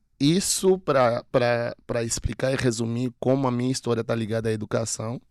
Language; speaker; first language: Portuguese; native; Portuguese